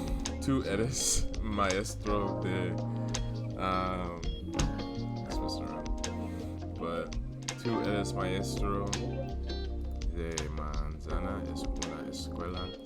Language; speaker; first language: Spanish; non-native, learner; English